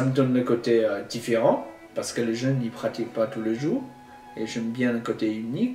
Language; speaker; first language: French; non-native, fluent; Chinese